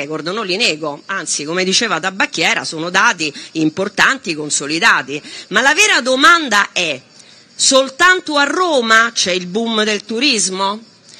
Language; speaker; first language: Italian; native; Italian